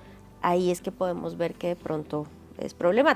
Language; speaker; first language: Spanish; native; Spanish